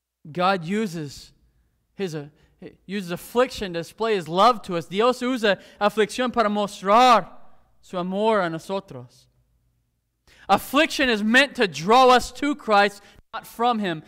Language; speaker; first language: Spanish; non-native, fluent; English